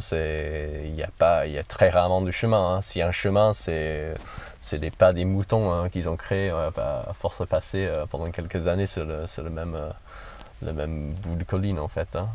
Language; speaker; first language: French; non-native, fluent; English